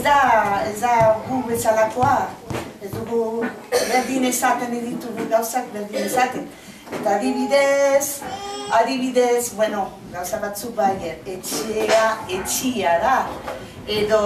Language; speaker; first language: Basque; non-native, local second language; French